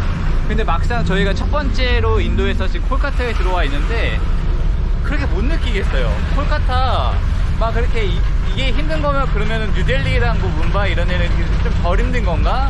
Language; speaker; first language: Korean; native; Korean